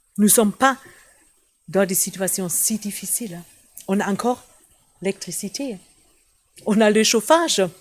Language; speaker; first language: French; non-native, fluent; German